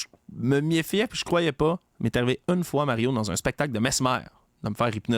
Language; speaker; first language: French; native; French